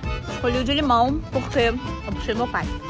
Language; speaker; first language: Portuguese; native; Portuguese